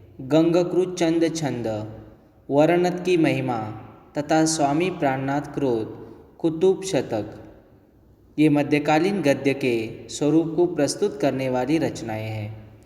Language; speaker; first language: Hindi; native; Hindi